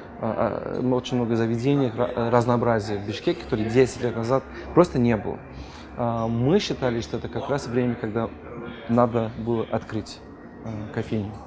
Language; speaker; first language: Russian; non-native, fluent; English